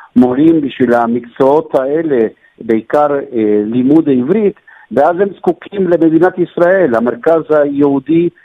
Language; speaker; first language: Hebrew; early bilingual, other home language; Spanish